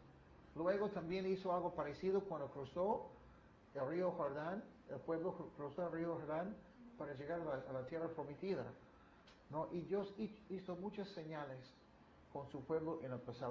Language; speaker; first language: Spanish; non-native, fluent; English